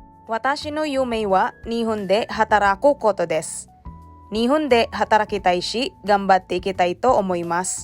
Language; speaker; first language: Japanese; non-native, learner; Filipino